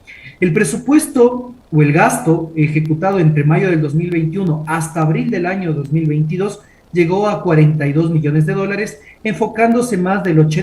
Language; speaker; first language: Spanish; native; Spanish